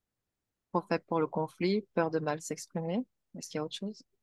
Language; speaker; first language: French; native; French